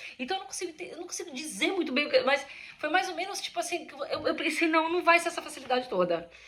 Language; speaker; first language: Portuguese; native; Portuguese